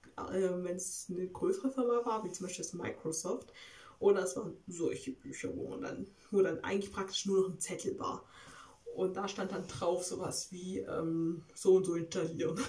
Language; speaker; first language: German; native; German